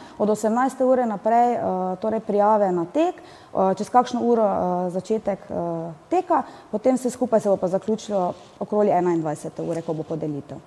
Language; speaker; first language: Slovenian; native; Slovenian